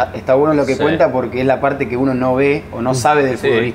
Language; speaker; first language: Spanish; native; Spanish